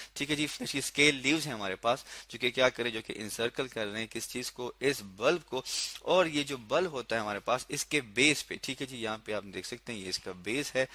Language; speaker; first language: Urdu; native; Urdu